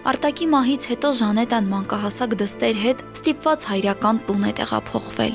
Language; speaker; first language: Armenian; native; Armenian